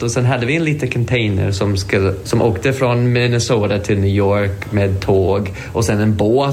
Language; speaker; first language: Swedish; non-native, fluent; English